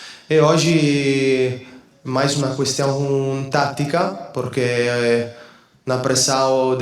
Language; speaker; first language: Portuguese; non-native, fluent; Spanish